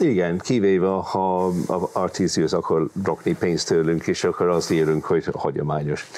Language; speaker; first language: Hungarian; non-native, fluent; English